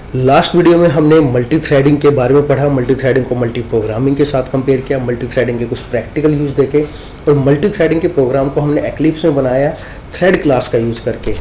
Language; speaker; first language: Hindi; native; Hindi